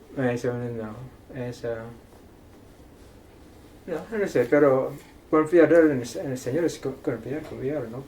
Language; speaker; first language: Spanish; non-native, fluent; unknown